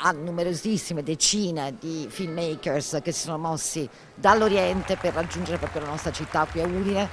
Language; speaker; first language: Italian; native; Italian